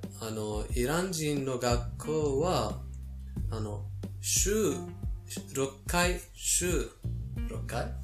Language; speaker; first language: Japanese; non-native, fluent; Persian